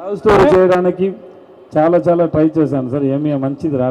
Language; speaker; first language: Telugu; non-native, learner; Tamil